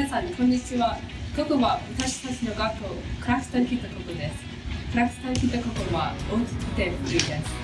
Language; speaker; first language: Japanese; non-native, learner; English